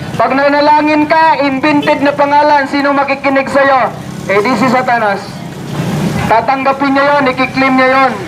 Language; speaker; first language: Filipino; non-native, local second language; Cebuano